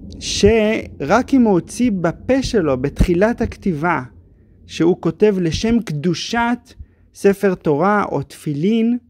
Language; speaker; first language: Hebrew; native; Hebrew